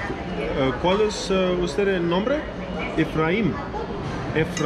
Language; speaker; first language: Spanish; non-native, learner; English